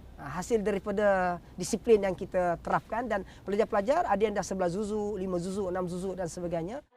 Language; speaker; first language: Malay; non-native, local second language; Central Dusun